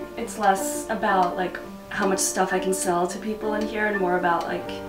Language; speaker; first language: English; native; English